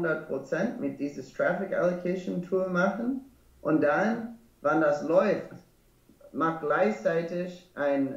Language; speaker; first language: German; non-native, learner; English